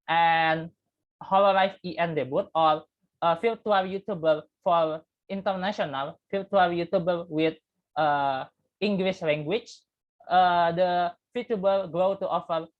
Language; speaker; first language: English; non-native, learner; Indonesian